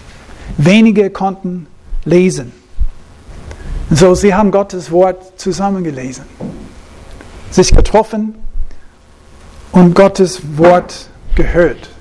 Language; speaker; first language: German; non-native, fluent; English